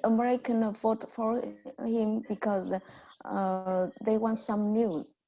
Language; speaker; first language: English; non-native, learner; Vietnamese